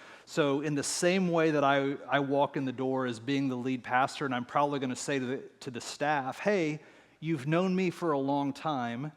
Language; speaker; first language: English; native; English